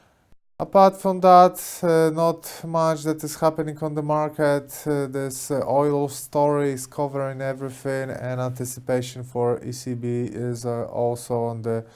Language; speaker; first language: English; non-native, fluent; Polish